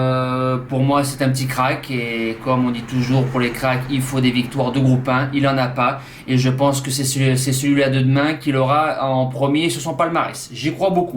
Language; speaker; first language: French; native; French